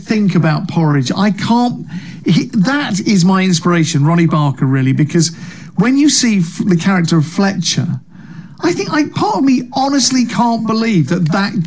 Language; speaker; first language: English; native; English